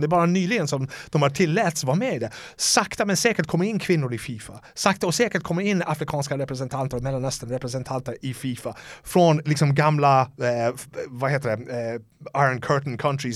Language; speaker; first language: Swedish; non-native, fluent; English